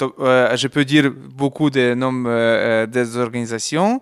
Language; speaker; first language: French; non-native, learner; Ukrainian